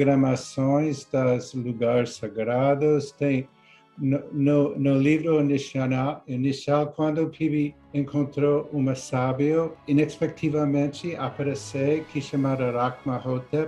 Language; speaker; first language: Portuguese; non-native, learner; English